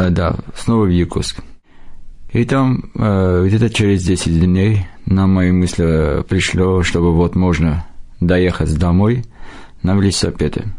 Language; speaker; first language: Russian; non-native, local second language; Armenian